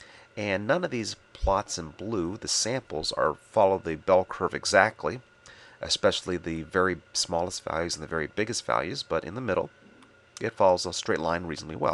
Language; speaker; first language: English; native; English